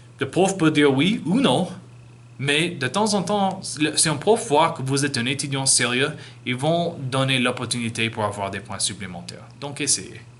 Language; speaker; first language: French; non-native, fluent; English